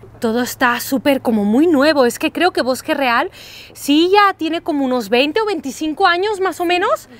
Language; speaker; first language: Spanish; native; Spanish